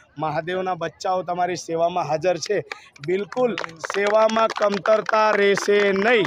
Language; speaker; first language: Gujarati; non-native, local second language; Marathi